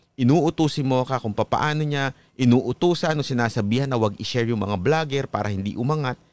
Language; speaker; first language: Filipino; native; Filipino